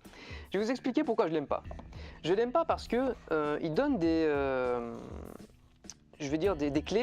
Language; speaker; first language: French; native; French